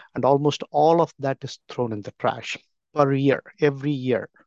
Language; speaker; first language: English; non-native, local second language; Tamil